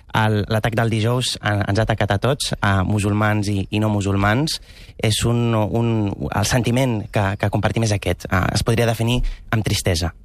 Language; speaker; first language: Catalan; early bilingual, other home language; Arabic